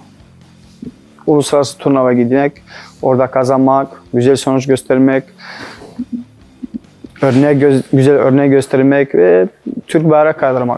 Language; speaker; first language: Turkish; non-native, learner; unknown